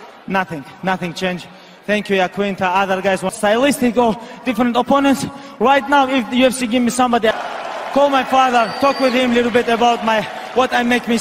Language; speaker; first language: English; non-native, learner; Avaric